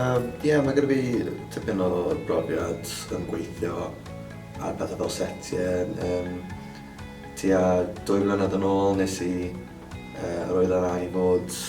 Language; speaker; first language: Welsh; non-native, local second language; English